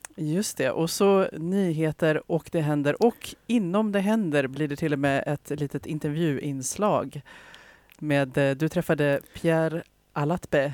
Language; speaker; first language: Swedish; native; Swedish